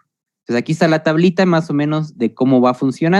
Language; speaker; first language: Spanish; native; Spanish